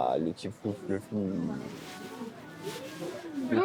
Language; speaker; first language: French; native; French